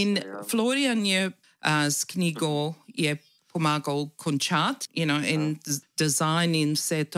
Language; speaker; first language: Slovenian; early bilingual, heritage; English